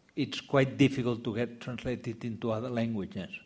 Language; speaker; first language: English; non-native, fluent; Spanish